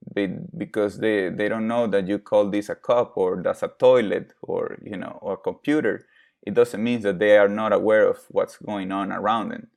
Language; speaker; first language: English; non-native, fluent; Spanish